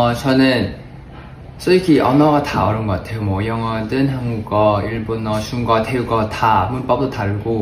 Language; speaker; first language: Korean; non-native, fluent; Thai